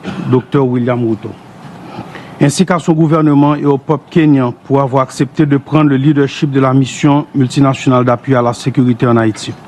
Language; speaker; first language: French; non-native, local second language; Haitian Creole